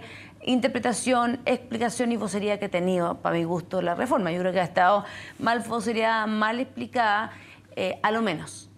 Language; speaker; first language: Spanish; native; Spanish